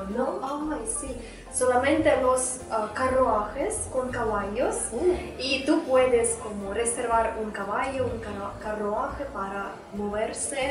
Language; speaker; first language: Spanish; non-native, fluent; Russian